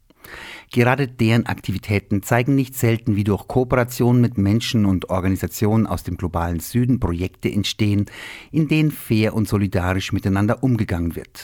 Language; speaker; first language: German; native; German